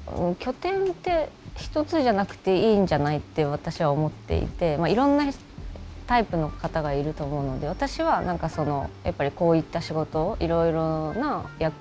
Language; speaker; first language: Japanese; native; Japanese